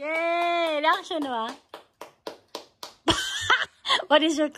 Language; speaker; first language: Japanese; non-native, learner; Filipino